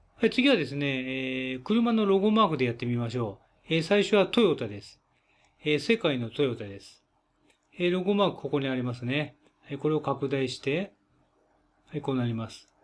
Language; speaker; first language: Japanese; native; Japanese